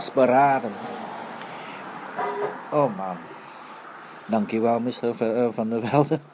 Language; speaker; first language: Dutch; early bilingual, other home language; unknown